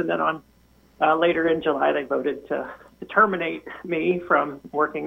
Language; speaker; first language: English; native; English